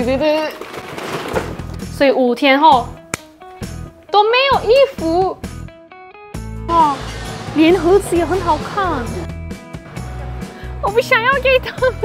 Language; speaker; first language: Chinese; non-native, fluent; Turkish